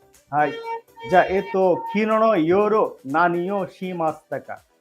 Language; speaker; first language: Japanese; non-native, fluent; Bangla